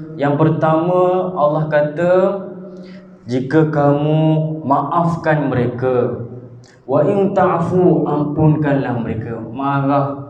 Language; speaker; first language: Malay; native; Malay